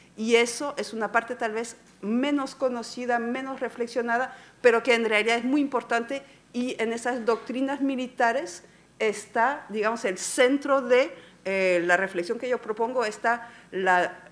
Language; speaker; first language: Spanish; non-native, fluent; French